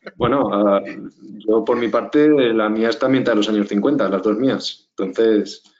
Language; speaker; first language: Spanish; native; Spanish